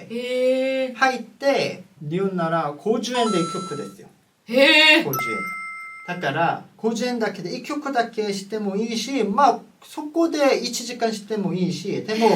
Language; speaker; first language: Japanese; non-native, fluent; Korean